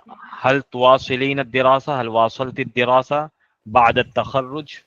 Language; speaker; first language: Arabic; non-native, fluent; Urdu